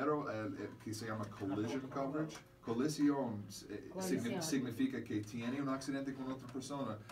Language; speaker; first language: Spanish; non-native, learner; English